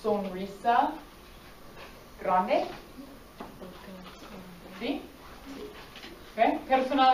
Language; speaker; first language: Spanish; non-native, fluent; English